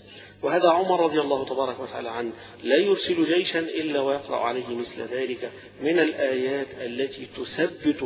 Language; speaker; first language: Arabic; native; Arabic